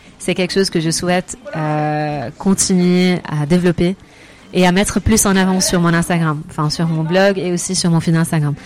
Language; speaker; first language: French; non-native, fluent; Arabic